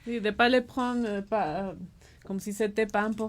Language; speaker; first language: French; non-native, learner; Spanish